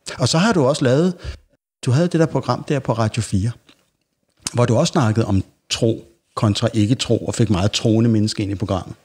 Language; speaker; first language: Danish; native; Danish